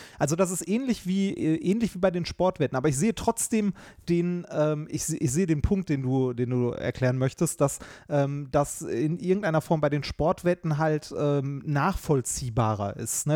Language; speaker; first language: German; native; German